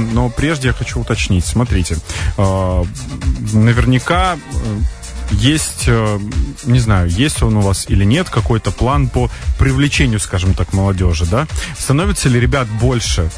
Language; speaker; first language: Russian; native; Russian